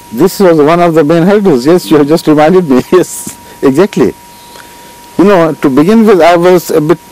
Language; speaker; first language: English; non-native, local second language; Urdu